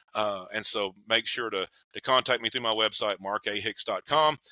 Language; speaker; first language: English; native; English